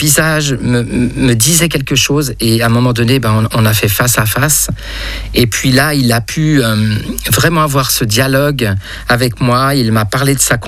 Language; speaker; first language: French; native; French